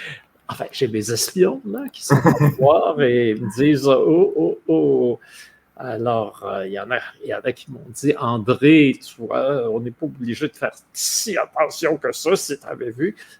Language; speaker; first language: French; native; French